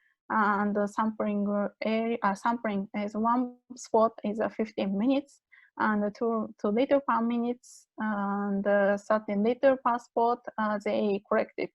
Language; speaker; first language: English; non-native, fluent; Japanese